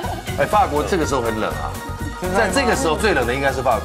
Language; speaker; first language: Chinese; native; Chinese